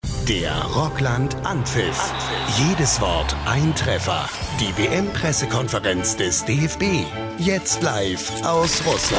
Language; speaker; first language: German; native; German